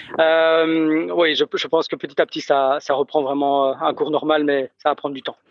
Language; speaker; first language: French; native; French